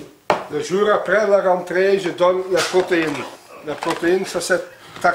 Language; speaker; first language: French; non-native, local second language; Dutch